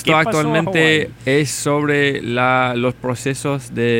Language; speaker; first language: Spanish; non-native, learner; English